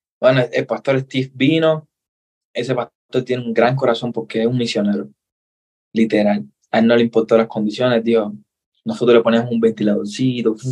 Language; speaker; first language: Spanish; native; Spanish